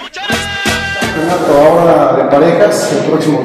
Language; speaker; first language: Spanish; native; Spanish